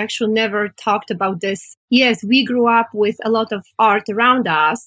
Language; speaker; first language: English; non-native, fluent; Polish